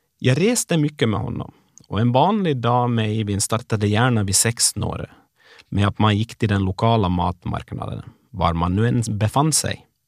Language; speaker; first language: Swedish; native; Swedish